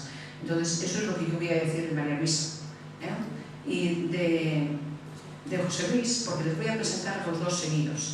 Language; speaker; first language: Spanish; native; Spanish